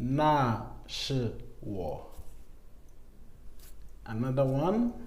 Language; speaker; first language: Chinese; non-native, learner; English